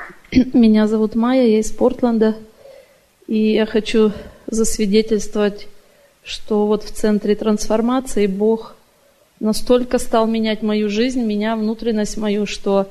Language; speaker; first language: Russian; native; Russian